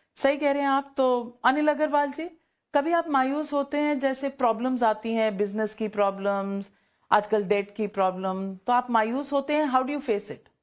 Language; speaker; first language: Hindi; native; Hindi